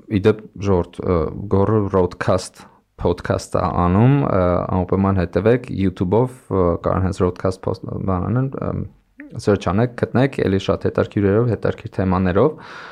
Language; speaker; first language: Armenian; native; Armenian